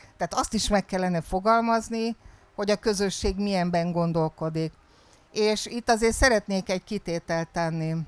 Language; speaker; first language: Hungarian; native; Hungarian